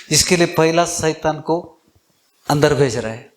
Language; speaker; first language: Hindi; non-native, local second language; Kannada